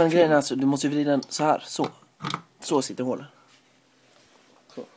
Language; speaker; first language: Swedish; native; Swedish